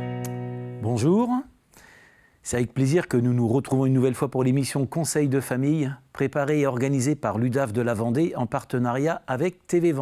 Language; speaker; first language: French; native; French